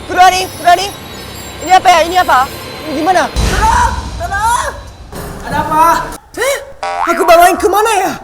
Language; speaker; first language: Indonesian; non-native, learner; Japanese